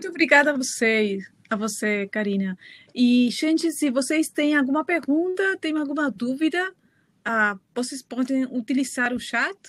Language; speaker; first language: Portuguese; non-native, learner; Spanish